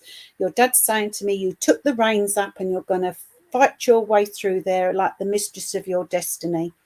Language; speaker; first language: English; native; English